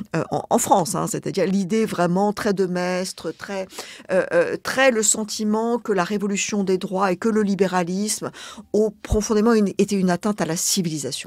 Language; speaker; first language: French; native; French